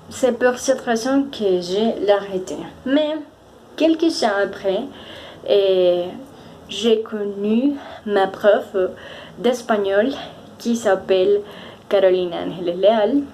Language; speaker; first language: French; non-native, fluent; Spanish